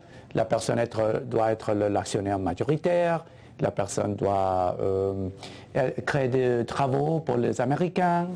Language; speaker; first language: French; non-native, fluent; Spanish